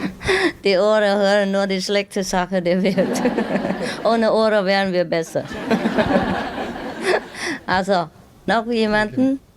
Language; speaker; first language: German; non-native, fluent; Vietnamese